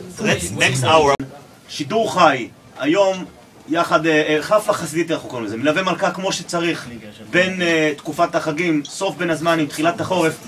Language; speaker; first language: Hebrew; native; Hebrew